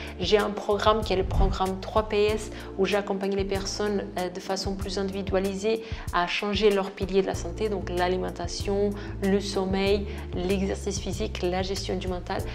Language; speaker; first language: French; non-native, fluent; Portuguese